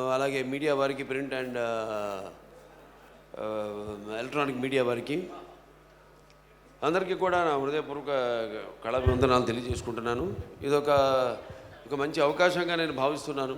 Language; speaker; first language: Telugu; native; Telugu